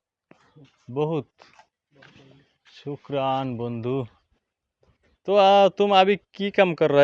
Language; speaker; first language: Hindi; non-native, learner; Bangla